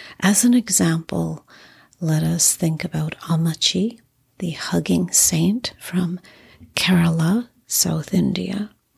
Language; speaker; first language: English; native; English